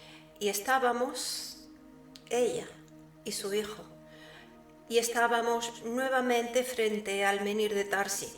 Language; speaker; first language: Spanish; native; Spanish